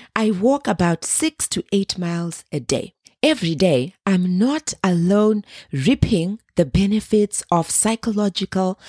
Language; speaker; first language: English; non-native, local second language; Shona